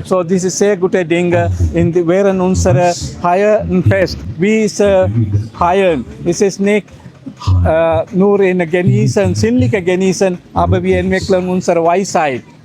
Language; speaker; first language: German; non-native, learner; Sinhala